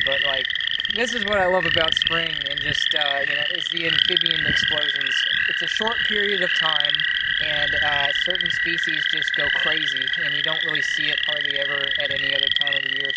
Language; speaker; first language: English; native; English